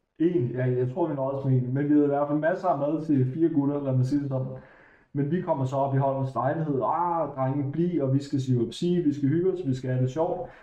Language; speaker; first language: Danish; native; Danish